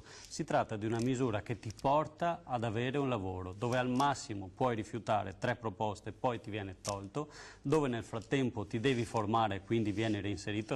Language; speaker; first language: Italian; native; Italian